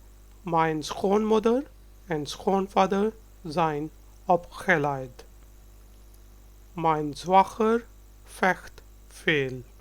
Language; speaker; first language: Dutch; non-native, learner; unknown